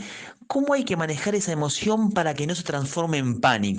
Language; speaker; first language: Spanish; native; Spanish